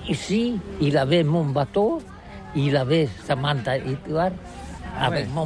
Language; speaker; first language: French; non-native, learner; Catalan